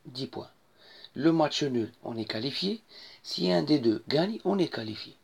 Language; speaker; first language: French; non-native, local second language; Arabic